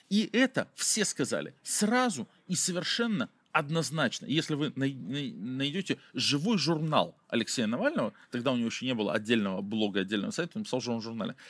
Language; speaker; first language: Russian; native; Russian